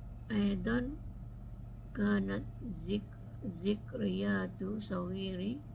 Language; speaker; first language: Arabic; non-native, learner; Malay